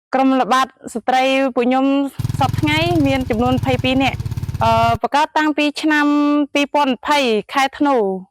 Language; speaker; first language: Khmer; non-native, local second language; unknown